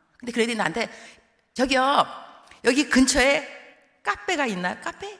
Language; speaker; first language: Korean; early bilingual, heritage; Korean